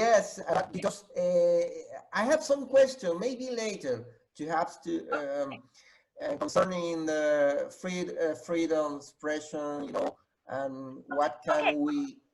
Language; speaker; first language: English; non-native, fluent; Spanish